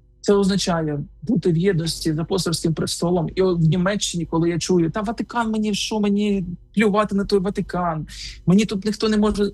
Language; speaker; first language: Ukrainian; native; Ukrainian